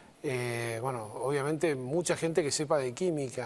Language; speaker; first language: Spanish; native; Spanish